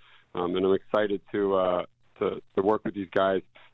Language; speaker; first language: English; native; English